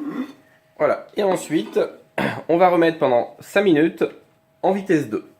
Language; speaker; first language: French; native; French